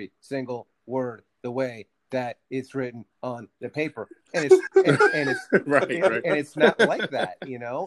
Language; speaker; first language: English; early bilingual, other home language; Spanish